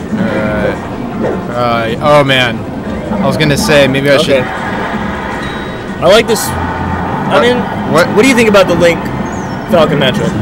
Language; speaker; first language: English; native; English